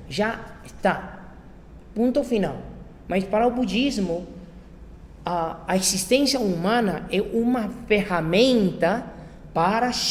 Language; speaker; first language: Portuguese; non-native, fluent; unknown